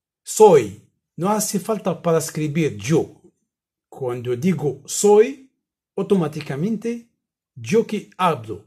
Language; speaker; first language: Spanish; non-native, fluent; Arabic